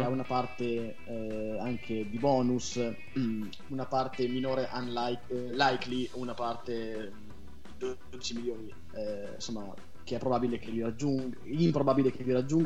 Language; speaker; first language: Italian; native; Italian